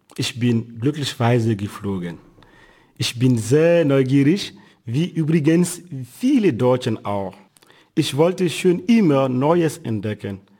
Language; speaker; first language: German; non-native, fluent; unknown